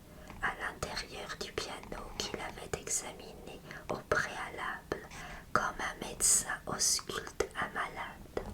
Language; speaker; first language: French; native; French